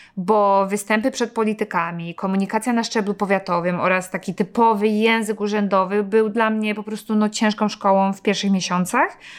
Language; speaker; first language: Polish; native; Polish